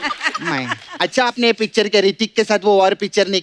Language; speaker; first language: Hindi; native; Hindi